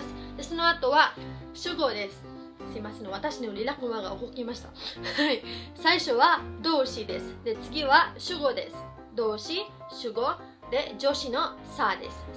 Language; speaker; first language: Japanese; non-native, fluent; Filipino